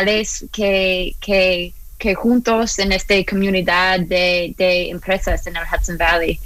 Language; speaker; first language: Spanish; non-native, learner; English